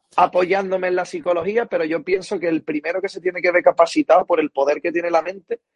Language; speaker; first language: Spanish; native; Spanish